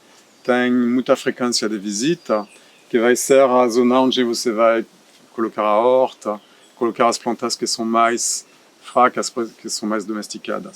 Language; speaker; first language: Portuguese; non-native, fluent; French